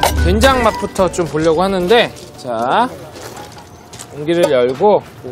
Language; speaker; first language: Korean; native; Korean